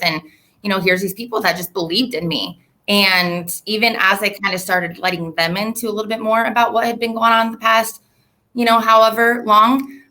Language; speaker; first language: English; native; English